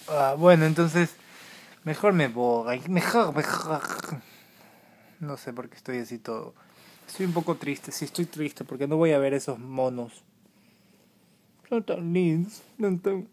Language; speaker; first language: Spanish; native; Spanish